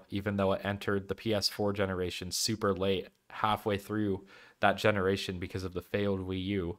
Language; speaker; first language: English; native; English